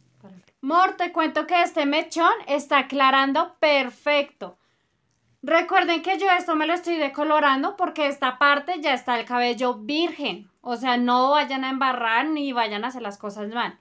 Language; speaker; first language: Spanish; native; Spanish